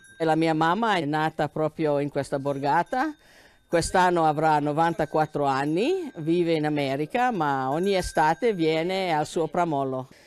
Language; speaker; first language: Italian; early bilingual, heritage; English